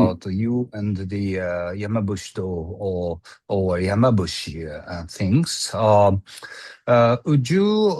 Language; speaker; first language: English; non-native, learner; Japanese